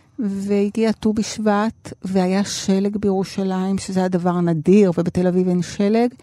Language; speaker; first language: Hebrew; early bilingual, other home language; Spanish